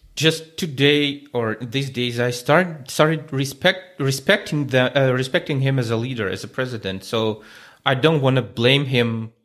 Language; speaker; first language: English; non-native, fluent; Russian